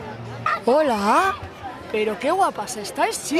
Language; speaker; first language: Spanish; native; Spanish